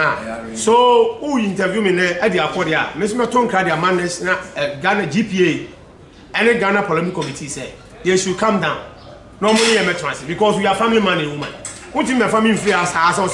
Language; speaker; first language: English; non-native, local second language; Akan